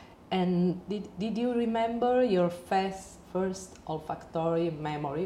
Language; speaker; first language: English; non-native, learner; Italian